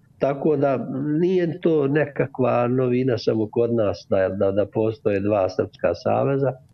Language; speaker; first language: Serbian; native; Serbian